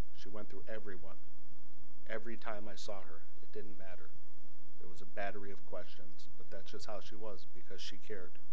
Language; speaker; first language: English; native; English